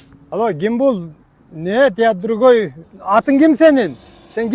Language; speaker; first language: Russian; non-native, local second language; Kyrgyz